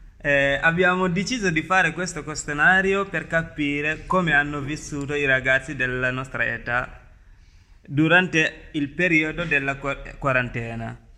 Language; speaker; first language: Italian; non-native, fluent; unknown